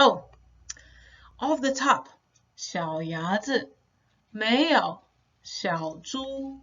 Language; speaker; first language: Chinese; non-native, fluent; English